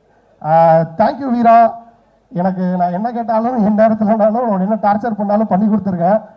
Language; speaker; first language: Tamil; native; Tamil